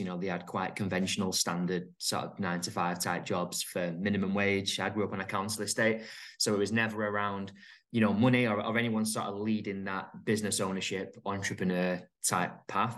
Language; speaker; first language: English; native; English